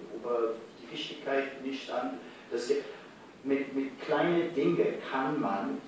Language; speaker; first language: German; non-native, fluent; English